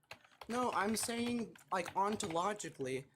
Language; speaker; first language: English; native; English